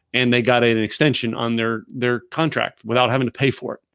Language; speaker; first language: English; native; English